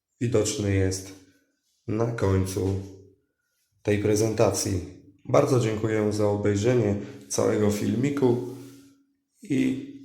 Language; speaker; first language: Polish; native; Polish